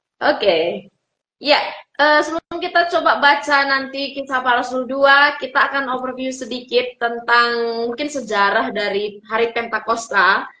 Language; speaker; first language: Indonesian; native; Indonesian